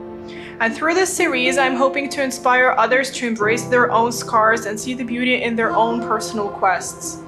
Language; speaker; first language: English; non-native, fluent; Russian